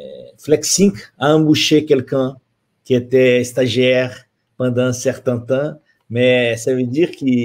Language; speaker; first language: French; non-native, fluent; Portuguese